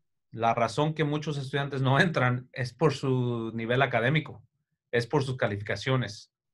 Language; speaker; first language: Spanish; early bilingual, heritage; Spanish